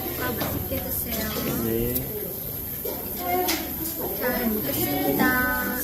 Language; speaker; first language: Korean; non-native, learner; Vietnamese